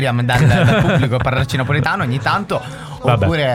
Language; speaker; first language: Italian; native; Italian